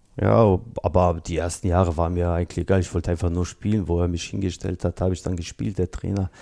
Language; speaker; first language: German; early bilingual, other home language; Bosnian